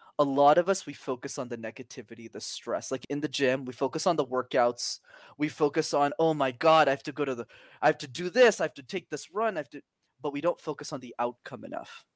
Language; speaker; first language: English; early bilingual, other home language; Tamil